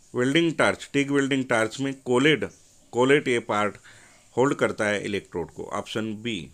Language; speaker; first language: Hindi; non-native, local second language; Marathi